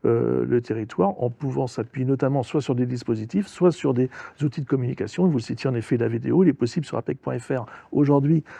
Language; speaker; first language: French; native; French